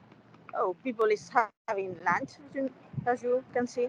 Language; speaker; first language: English; non-native, fluent; Spanish